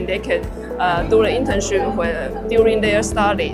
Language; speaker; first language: English; non-native, learner; Chinese